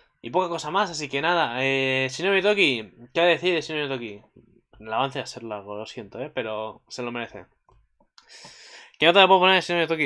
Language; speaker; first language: Spanish; native; Spanish